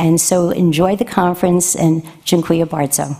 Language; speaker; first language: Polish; non-native, learner; English